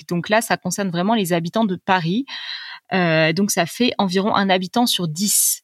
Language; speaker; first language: French; native; French